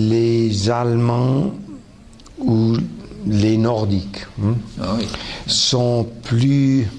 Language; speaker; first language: French; non-native, local second language; German